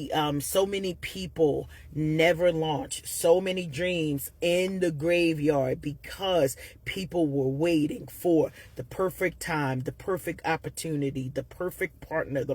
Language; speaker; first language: English; native; English